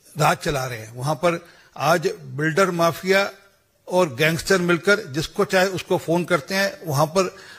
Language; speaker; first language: Hindi; non-native, local second language; Punjabi